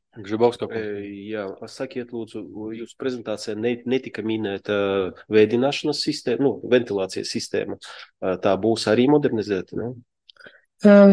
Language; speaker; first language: Latvian; non-native, local second language; Russian